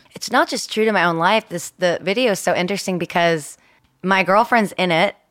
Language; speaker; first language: English; early bilingual, other home language; Spanish